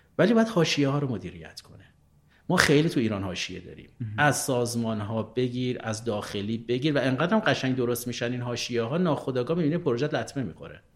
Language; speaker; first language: Persian; native; Persian